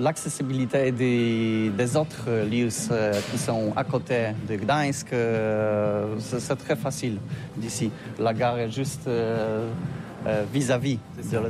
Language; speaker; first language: French; non-native, learner; Polish